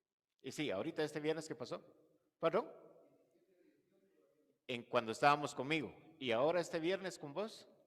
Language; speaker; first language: Spanish; native; Spanish